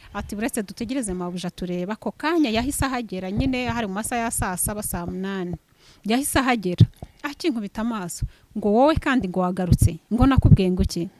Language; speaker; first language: Kinyarwanda; native; Kinyarwanda